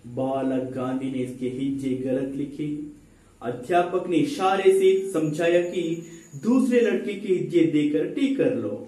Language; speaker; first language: Hindi; non-native, local second language; Kannada